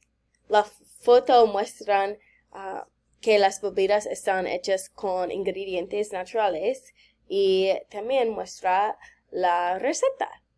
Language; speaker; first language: Spanish; non-native, learner; English